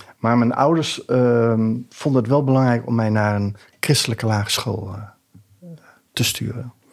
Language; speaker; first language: Dutch; native; Dutch